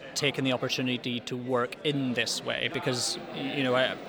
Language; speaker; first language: English; native; English